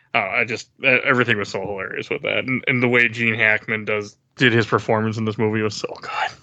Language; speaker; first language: English; native; English